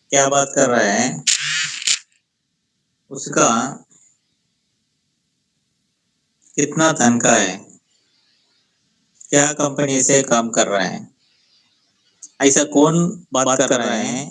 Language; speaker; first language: Hindi; non-native, local second language; Telugu